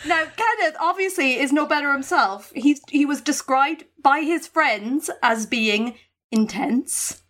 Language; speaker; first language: English; native; English